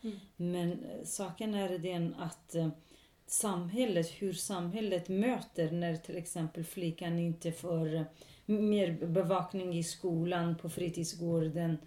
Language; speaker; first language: Swedish; non-native, local second language; Kurdish